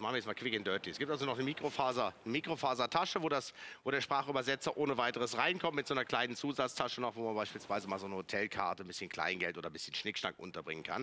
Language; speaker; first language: German; native; German